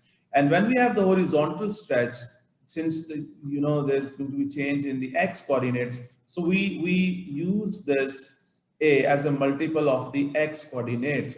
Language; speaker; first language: English; non-native, local second language; Urdu